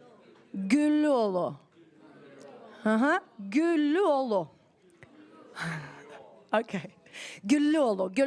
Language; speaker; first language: Turkish; non-native, fluent; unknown